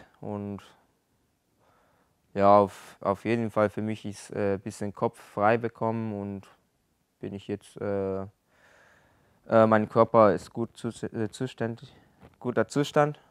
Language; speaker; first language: German; non-native, learner; Japanese